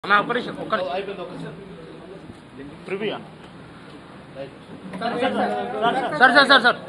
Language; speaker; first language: Telugu; native; Telugu